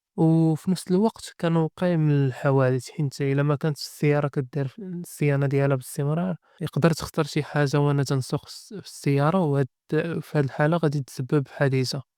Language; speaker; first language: Arabic; native; Arabic